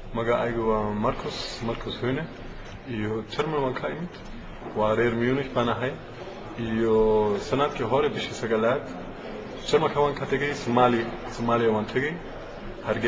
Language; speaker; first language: Somali; non-native, learner; German